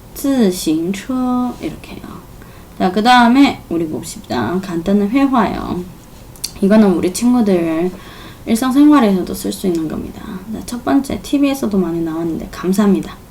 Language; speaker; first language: Korean; non-native, fluent; Chinese